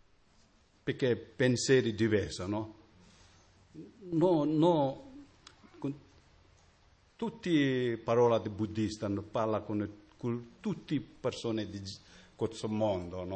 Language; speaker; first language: Italian; non-native, learner; Tibetan